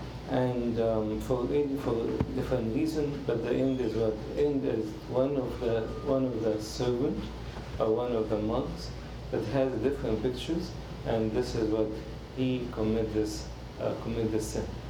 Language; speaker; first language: English; non-native, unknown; Arabic